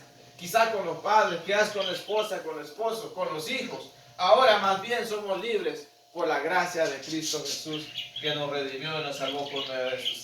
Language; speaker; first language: Spanish; native; Spanish